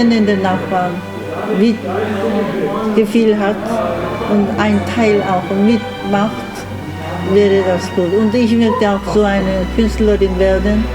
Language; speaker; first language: German; non-native, fluent; Korean